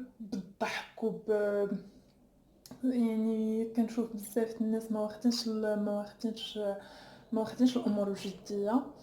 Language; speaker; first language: Arabic; native; Arabic